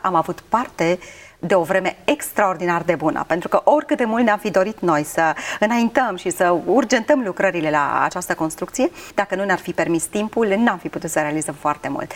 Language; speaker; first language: Romanian; native; Romanian